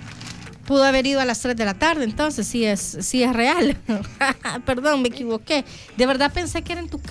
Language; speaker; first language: Spanish; native; Spanish